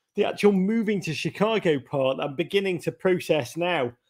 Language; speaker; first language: English; native; English